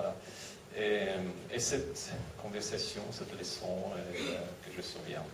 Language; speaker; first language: French; non-native, fluent; Russian